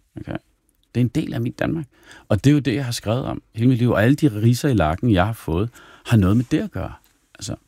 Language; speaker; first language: Danish; early bilingual, other home language; Arabic